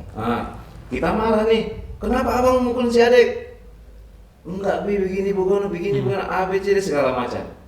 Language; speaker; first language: Indonesian; native; Indonesian